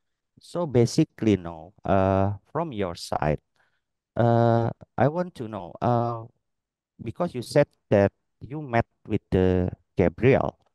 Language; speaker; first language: English; non-native, learner; Indonesian